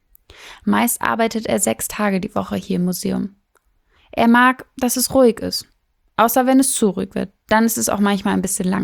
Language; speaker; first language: German; native; German